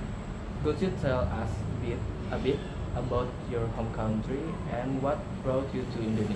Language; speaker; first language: English; non-native, learner; Indonesian